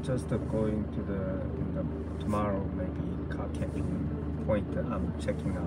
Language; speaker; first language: English; non-native, learner; Korean